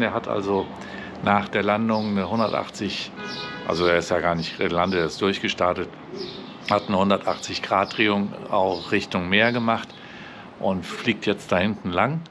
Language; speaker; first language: German; native; German